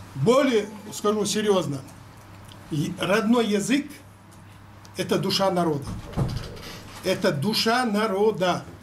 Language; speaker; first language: Russian; non-native, local second language; Chechen